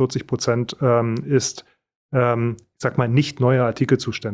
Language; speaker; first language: German; native; German